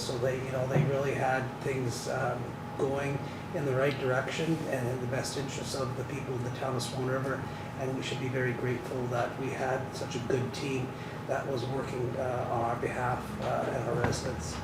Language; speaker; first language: English; native; English